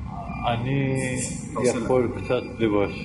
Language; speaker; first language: Hebrew; non-native, learner; Russian